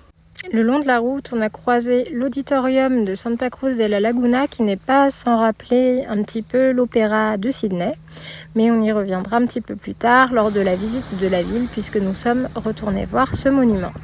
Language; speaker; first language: French; native; French